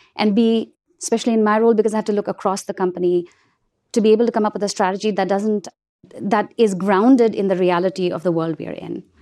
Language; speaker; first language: English; non-native, local second language; Hindi